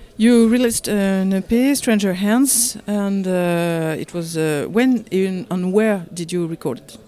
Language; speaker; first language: English; non-native, learner; French